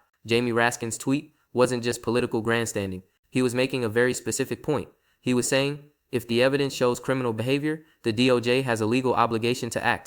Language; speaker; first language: English; native; English